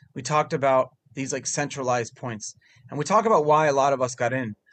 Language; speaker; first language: English; early bilingual, other home language; Hebrew